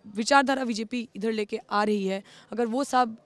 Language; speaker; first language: Hindi; non-native, local second language; Bangla